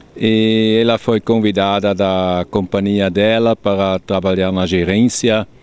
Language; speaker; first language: Portuguese; non-native, fluent; German